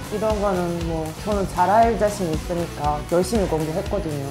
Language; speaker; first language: Korean; non-native, fluent; Turkish